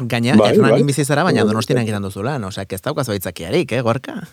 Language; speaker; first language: Basque; native; Basque